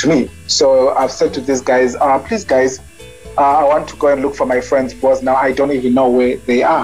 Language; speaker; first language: English; non-native, local second language; Xhosa